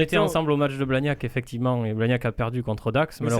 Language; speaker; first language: French; native; French